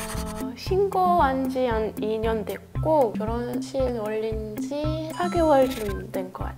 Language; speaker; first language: Korean; non-native, fluent; French